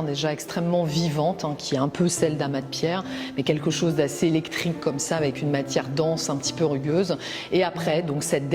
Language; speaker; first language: French; native; French